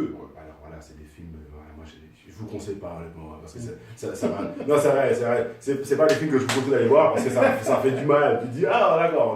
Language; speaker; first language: French; native; French